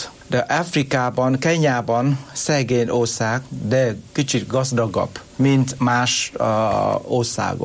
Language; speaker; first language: Hungarian; non-native, learner; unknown